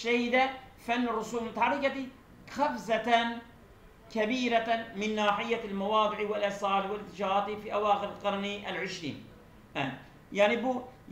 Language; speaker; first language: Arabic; non-native, fluent; Turkish